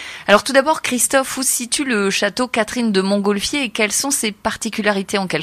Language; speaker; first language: French; native; French